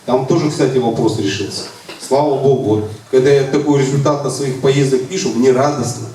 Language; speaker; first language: Russian; non-native, local second language; Kazakh